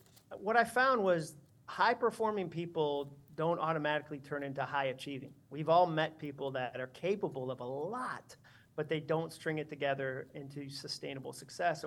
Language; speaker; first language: English; native; English